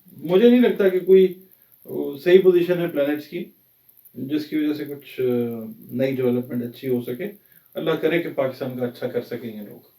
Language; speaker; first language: Urdu; native; Urdu